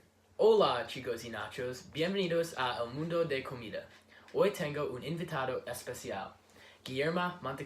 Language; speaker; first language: Spanish; non-native, learner; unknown